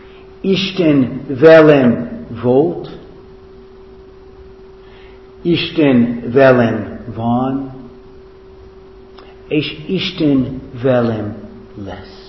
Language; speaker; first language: Hungarian; non-native, fluent; English